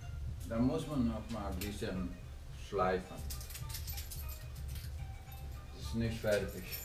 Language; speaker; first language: German; non-native, learner; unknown